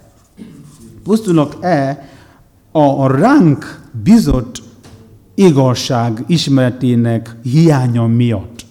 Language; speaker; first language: Hungarian; non-native, learner; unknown